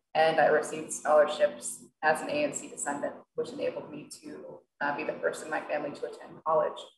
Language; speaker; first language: English; native; English